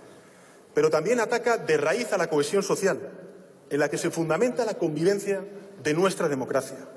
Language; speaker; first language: Spanish; native; Spanish